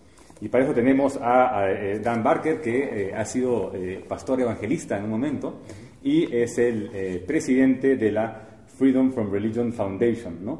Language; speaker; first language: Spanish; native; Spanish